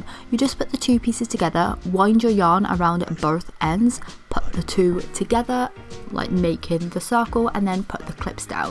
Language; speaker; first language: English; native; English